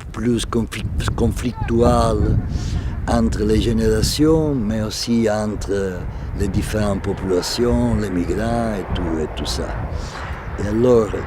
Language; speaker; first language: French; non-native, fluent; Italian